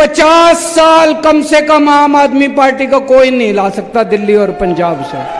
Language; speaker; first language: Hindi; native; Hindi